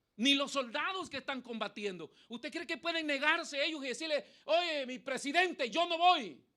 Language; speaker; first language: Spanish; native; Spanish